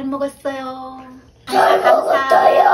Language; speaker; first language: Korean; early bilingual, heritage; Korean